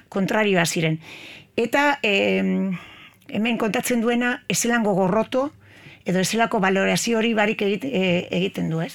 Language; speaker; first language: Basque; native; Basque